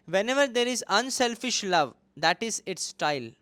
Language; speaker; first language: English; non-native, local second language; Hindi